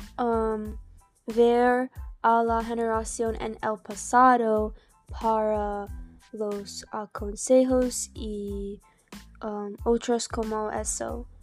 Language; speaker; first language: Spanish; non-native, learner; English